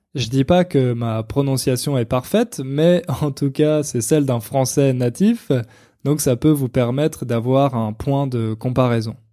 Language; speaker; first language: French; native; French